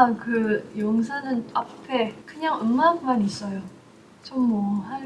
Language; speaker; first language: Korean; non-native, learner; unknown